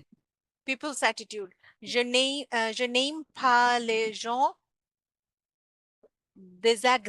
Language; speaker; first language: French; non-native, learner; Bangla